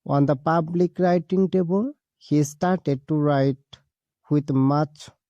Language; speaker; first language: English; non-native, local second language; Assamese